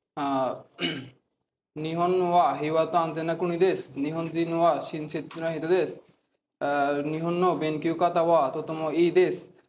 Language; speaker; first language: Japanese; non-native, learner; Bangla